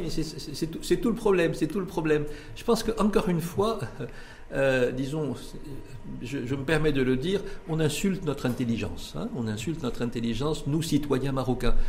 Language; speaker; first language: French; non-native, local second language; Arabic